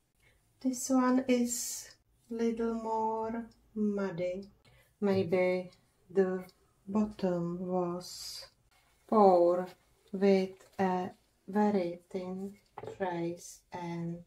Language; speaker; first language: English; non-native, fluent; Czech